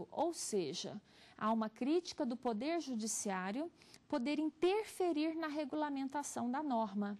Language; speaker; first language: Portuguese; native; Portuguese